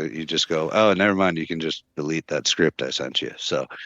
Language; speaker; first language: English; native; English